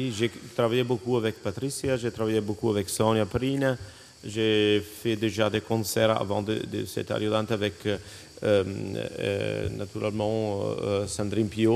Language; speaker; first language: French; non-native, fluent; Italian